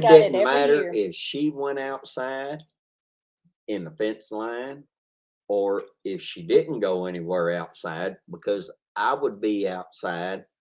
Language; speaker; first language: English; native; English